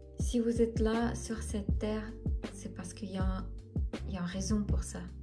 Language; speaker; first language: French; non-native, fluent; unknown